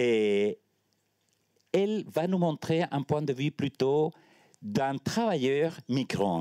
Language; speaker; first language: French; non-native, learner; Spanish